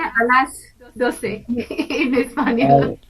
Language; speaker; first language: Spanish; non-native, learner; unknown